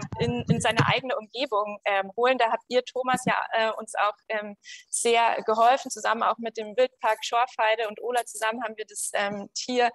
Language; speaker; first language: German; native; German